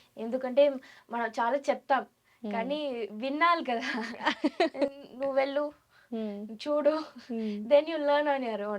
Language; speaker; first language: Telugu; non-native, learner; Tamil